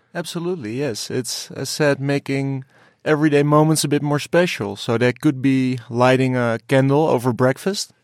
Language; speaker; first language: English; non-native, fluent; Dutch